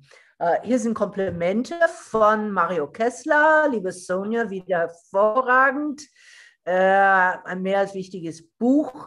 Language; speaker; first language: German; non-native, fluent; English